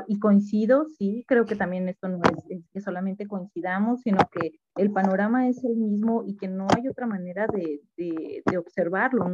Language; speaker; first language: Spanish; native; Spanish